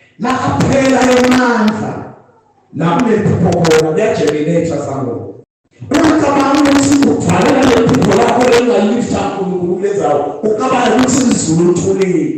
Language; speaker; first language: Zulu; non-native, local second language; Swati